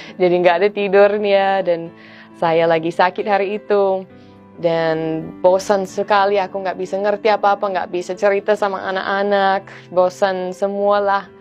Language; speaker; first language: Indonesian; non-native, fluent; English